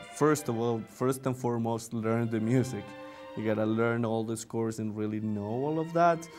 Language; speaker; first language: English; non-native, fluent; Spanish